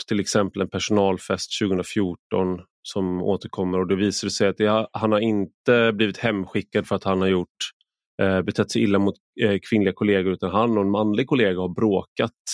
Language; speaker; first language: Swedish; native; Swedish